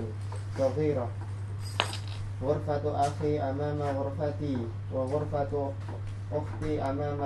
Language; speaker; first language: Arabic; non-native, learner; Indonesian